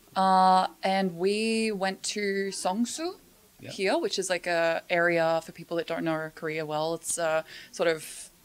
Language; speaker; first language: English; native; English